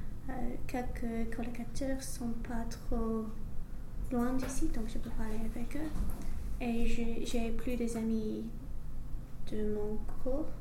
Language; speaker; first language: French; non-native, learner; English